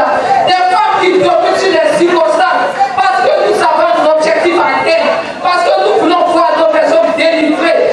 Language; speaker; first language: French; non-native, local second language; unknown